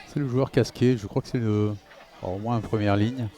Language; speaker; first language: French; native; French